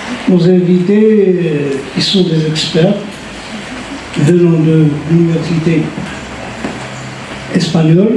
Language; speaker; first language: French; non-native, local second language; Arabic